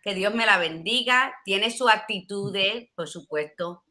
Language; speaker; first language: Spanish; early bilingual, heritage; Spanish